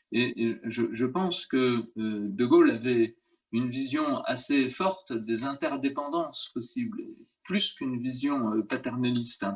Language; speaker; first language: French; native; French